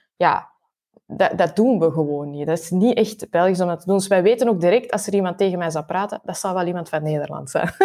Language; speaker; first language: Dutch; native; Dutch